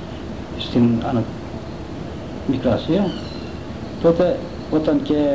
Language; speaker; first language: Greek; non-native, local second language; Turkish